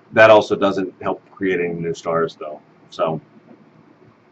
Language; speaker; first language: English; native; English